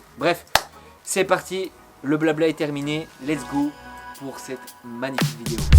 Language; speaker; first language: French; native; French